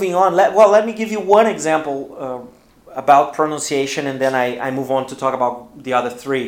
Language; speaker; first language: English; non-native, fluent; Portuguese